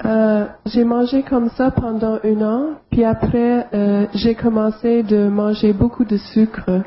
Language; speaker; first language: French; non-native, local second language; English